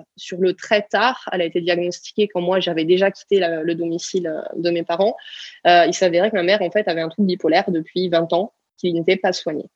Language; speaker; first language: French; native; French